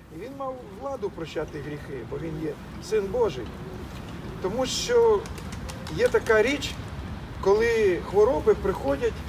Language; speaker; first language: Ukrainian; non-native, local second language; Russian